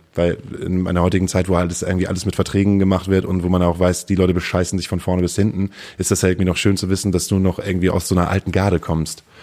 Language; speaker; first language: German; native; German